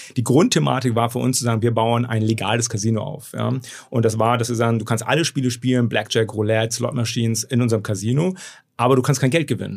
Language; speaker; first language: German; native; German